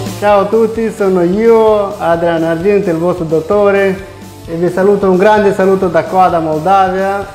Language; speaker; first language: Italian; non-native, learner; Romanian